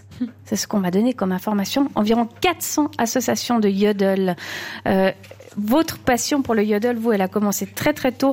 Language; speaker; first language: French; native; French